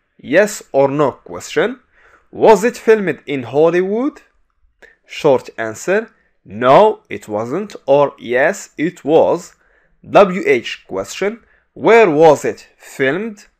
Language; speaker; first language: English; non-native, fluent; Arabic